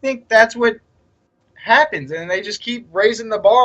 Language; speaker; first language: English; native; English